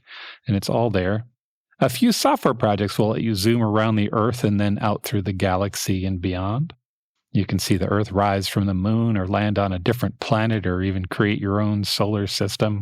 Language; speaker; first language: English; native; English